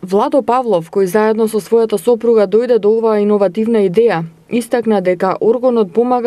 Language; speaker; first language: Macedonian; native; Macedonian